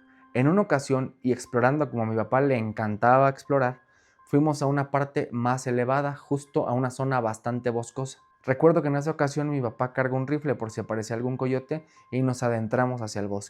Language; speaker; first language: Spanish; native; Spanish